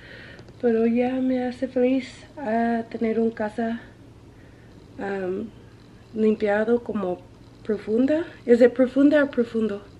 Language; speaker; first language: Spanish; early bilingual, heritage; Spanish